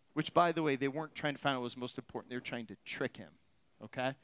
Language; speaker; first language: English; native; English